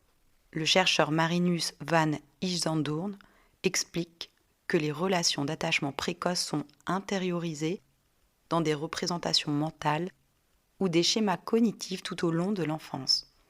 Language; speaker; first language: French; native; French